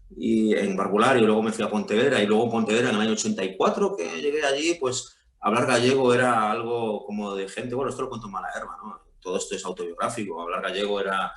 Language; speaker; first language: Spanish; native; Spanish